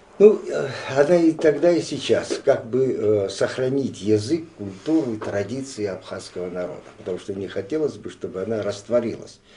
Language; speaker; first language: Russian; non-native, local second language; Abkhazian